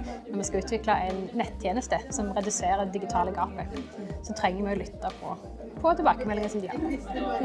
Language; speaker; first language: Norwegian; native; Norwegian